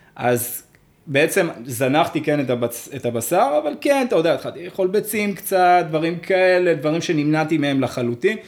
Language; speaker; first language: Hebrew; early bilingual, other home language; Arabic